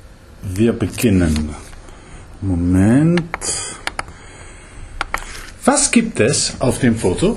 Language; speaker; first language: German; non-native, fluent; English